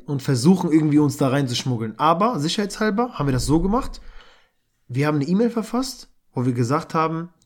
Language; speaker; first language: German; early bilingual, other home language; Albanian